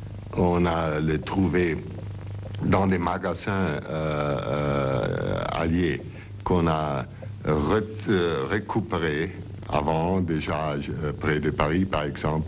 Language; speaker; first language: French; non-native, fluent; German